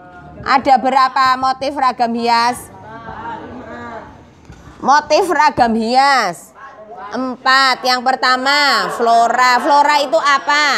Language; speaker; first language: Indonesian; non-native, local second language; Javanese